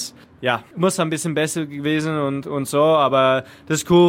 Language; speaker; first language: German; non-native, learner; English